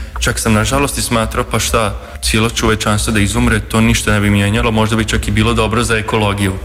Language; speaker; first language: Croatian; early bilingual, heritage; Croatian